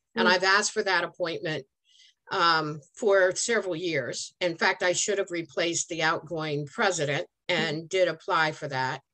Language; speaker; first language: English; native; English